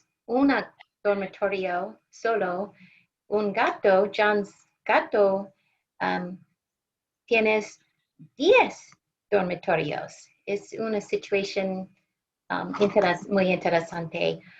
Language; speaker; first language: Spanish; non-native, learner; English